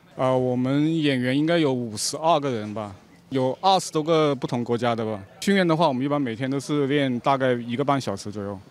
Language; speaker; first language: Chinese; native; Chinese